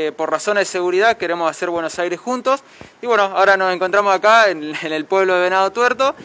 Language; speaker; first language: Spanish; native; Spanish